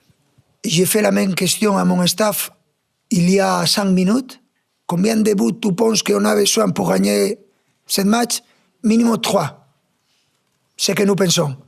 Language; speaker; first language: French; non-native, fluent; Spanish